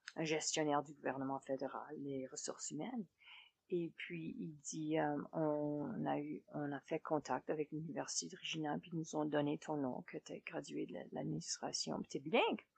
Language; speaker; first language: French; native; French